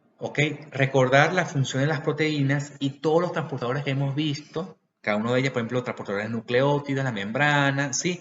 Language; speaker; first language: Spanish; native; Spanish